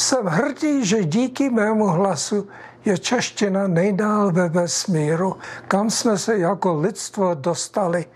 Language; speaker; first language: Czech; early bilingual, heritage; Czech